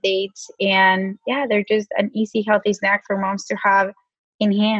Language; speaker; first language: English; non-native, fluent; Spanish